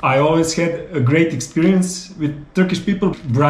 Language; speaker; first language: English; non-native, fluent; Serbian